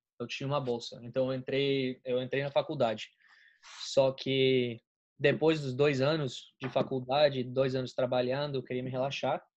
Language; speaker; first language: Portuguese; non-native, fluent; Spanish